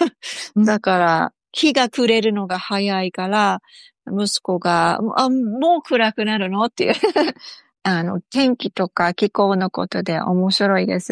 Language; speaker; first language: Japanese; native; Japanese